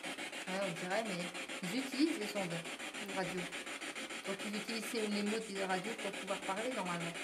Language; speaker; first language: French; native; French